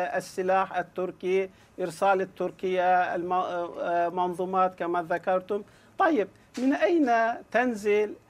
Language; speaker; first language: Arabic; non-native, fluent; Turkish